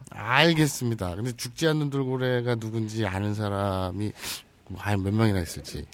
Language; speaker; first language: Korean; native; Korean